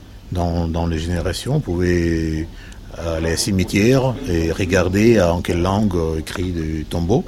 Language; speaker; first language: French; non-native, fluent; Russian